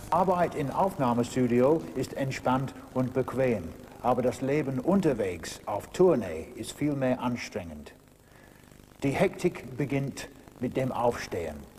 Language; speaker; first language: German; non-native, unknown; English